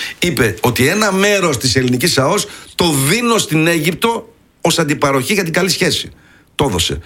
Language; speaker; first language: Greek; early bilingual, heritage; Greek